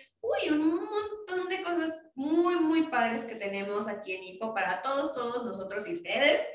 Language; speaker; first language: Spanish; native; Spanish